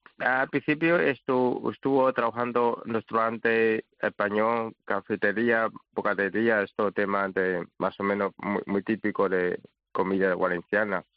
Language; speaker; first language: Spanish; non-native, learner; Chinese